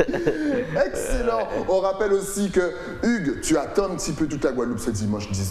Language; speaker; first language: French; native; French